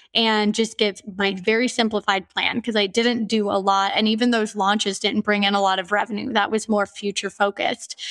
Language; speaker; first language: English; native; English